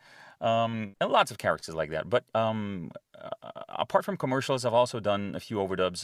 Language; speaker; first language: English; non-native, fluent; Greek